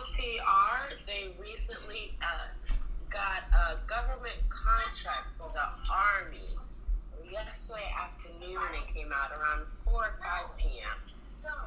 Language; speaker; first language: English; native; English